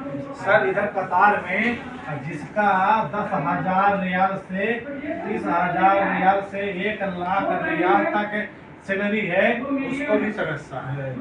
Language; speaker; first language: Hindi; non-native, learner; Nepali